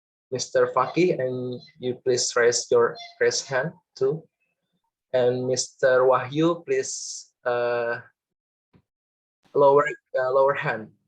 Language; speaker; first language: English; non-native, learner; Indonesian